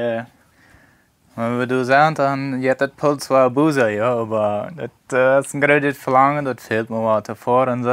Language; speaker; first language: German; non-native, local second language; Plautdietsch